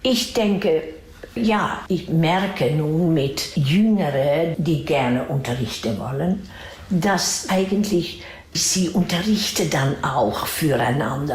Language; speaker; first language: German; non-native, fluent; Dutch